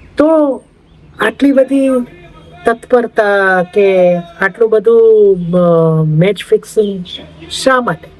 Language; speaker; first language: Gujarati; native; Gujarati